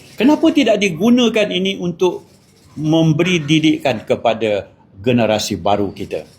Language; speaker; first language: Malay; native; Malay